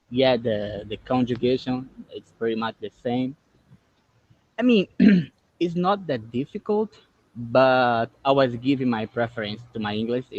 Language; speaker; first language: English; non-native, fluent; Portuguese